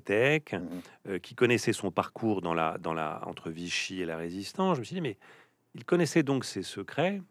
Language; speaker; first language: French; native; French